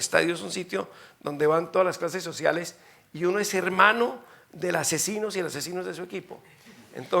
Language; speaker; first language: Spanish; native; Spanish